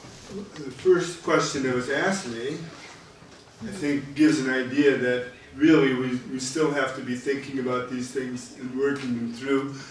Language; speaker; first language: English; native; English